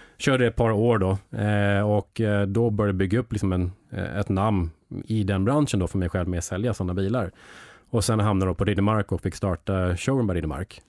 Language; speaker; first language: Swedish; early bilingual, heritage; English